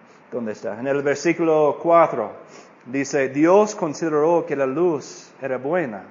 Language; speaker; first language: Spanish; non-native, fluent; English